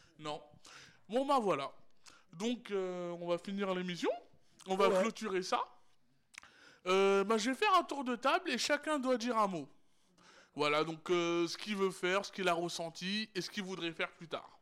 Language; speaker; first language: French; native; French